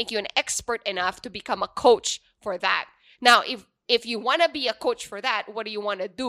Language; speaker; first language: English; non-native, local second language; Pampanga